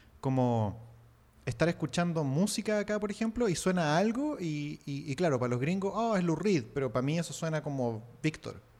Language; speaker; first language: Spanish; native; Spanish